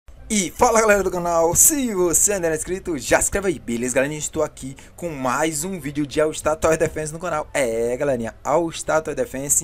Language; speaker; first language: Portuguese; native; Portuguese